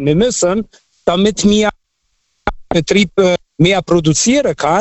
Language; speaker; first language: German; non-native, fluent; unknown